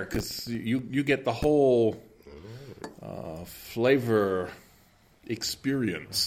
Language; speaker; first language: English; native; English